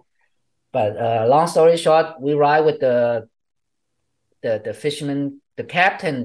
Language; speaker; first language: English; non-native, fluent; Vietnamese